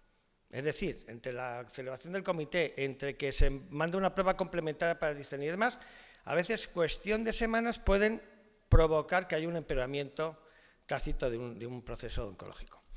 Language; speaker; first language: Spanish; native; Spanish